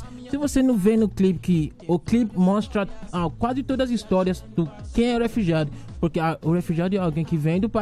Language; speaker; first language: Portuguese; non-native, fluent; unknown